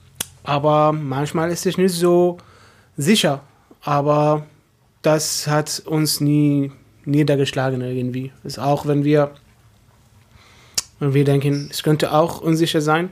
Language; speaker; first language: German; non-native, fluent; Arabic